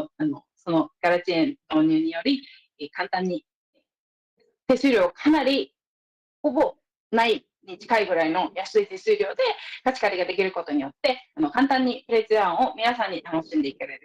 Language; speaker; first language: Japanese; native; Japanese